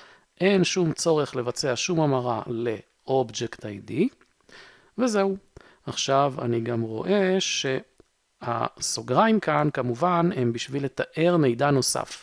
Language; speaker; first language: Hebrew; native; Hebrew